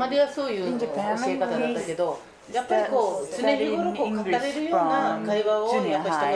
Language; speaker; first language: Japanese; native; Japanese